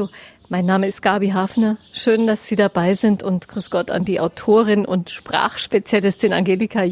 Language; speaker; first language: German; native; German